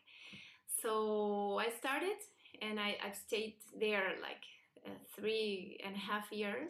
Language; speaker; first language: English; non-native, fluent; Spanish